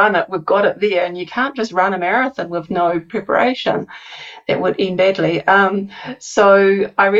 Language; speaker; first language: English; native; English